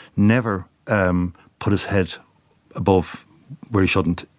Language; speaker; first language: English; native; English